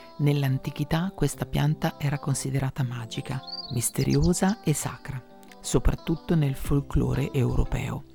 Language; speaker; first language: Italian; native; Italian